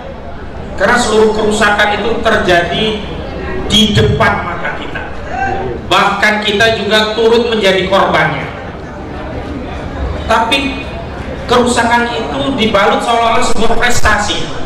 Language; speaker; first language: Indonesian; native; Indonesian